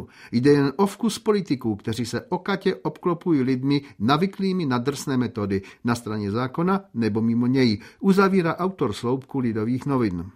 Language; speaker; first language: Czech; native; Czech